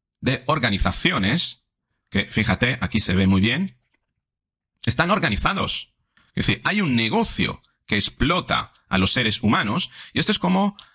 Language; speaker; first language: Spanish; non-native, fluent; Italian